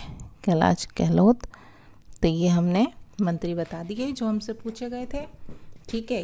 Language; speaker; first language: Hindi; native; Hindi